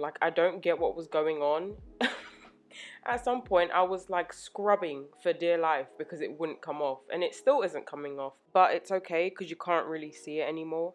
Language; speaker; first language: English; native; English